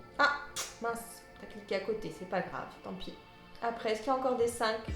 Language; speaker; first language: French; native; French